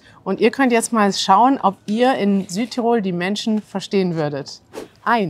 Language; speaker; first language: German; native; German